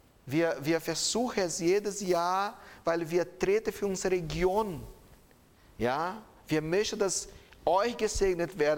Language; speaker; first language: German; non-native, fluent; Portuguese